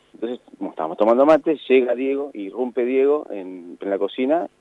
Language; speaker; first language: Spanish; native; Spanish